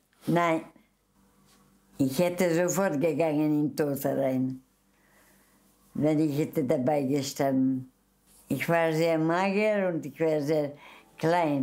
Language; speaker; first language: German; non-native, fluent; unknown